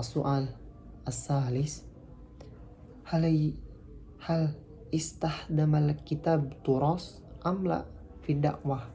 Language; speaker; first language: Arabic; non-native, learner; Indonesian